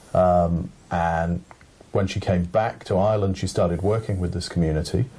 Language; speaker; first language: English; native; English